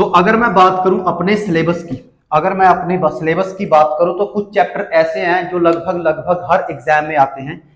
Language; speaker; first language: Hindi; native; Hindi